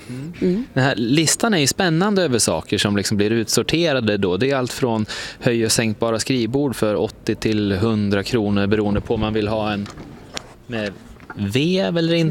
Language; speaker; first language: Swedish; native; Swedish